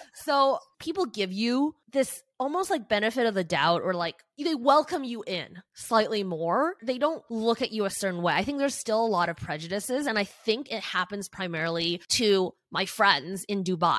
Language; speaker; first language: English; early bilingual, other home language; Chinese